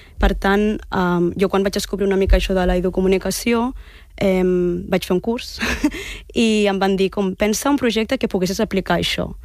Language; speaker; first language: Catalan; native; Catalan